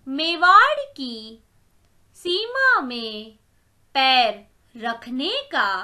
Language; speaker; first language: Hindi; non-native, local second language; Marathi